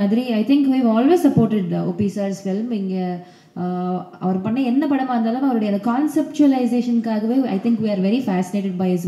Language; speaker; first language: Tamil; native; Tamil